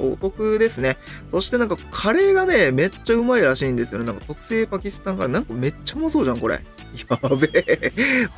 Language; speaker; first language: Japanese; native; Japanese